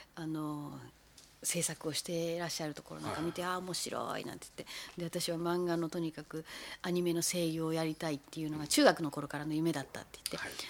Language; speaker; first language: Japanese; native; Japanese